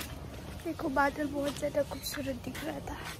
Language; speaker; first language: Hindi; non-native, local second language; Bodo